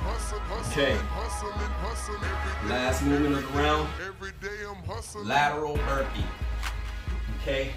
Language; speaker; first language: English; native; English